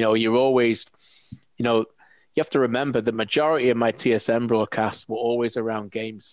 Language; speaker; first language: English; native; English